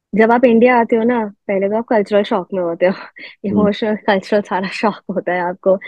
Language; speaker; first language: Hindi; non-native, local second language; Gujarati